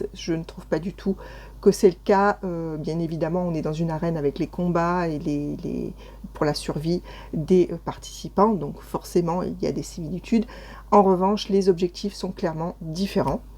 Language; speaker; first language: French; native; French